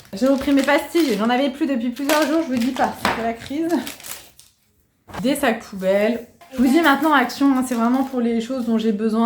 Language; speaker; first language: French; native; French